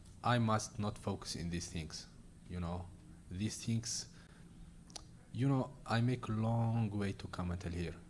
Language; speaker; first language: English; non-native, learner; Arabic